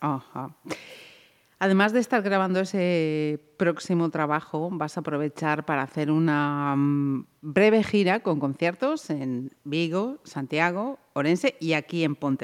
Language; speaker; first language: Spanish; native; Spanish